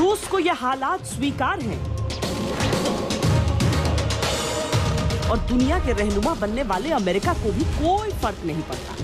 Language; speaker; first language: Hindi; native; Hindi